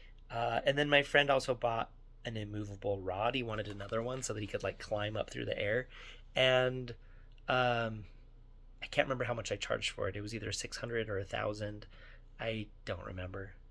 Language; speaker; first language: English; native; English